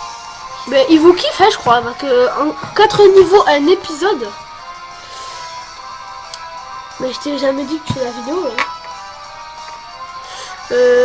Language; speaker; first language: French; native; French